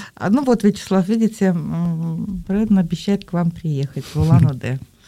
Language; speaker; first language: Russian; native; Russian